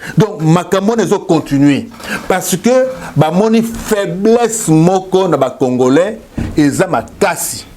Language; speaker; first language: Lingala; native; Lingala